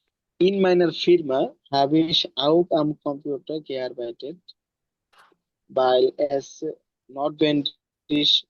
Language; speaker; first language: German; non-native, learner; Bangla